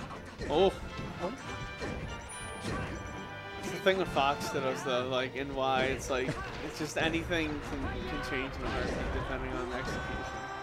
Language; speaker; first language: English; native; English